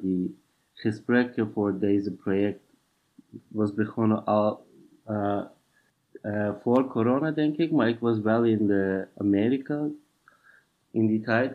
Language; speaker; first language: Dutch; non-native, fluent; English